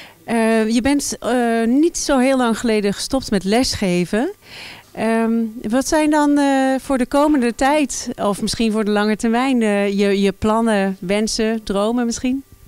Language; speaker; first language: Dutch; native; Dutch